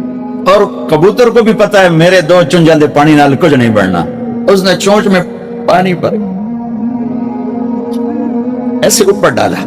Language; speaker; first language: Hindi; non-native, local second language; Punjabi